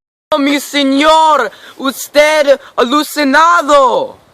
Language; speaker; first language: Spanish; non-native, learner; English